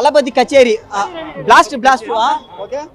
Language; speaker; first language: Telugu; native; Telugu